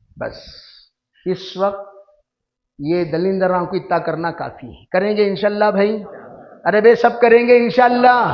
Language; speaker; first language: Urdu; native; Urdu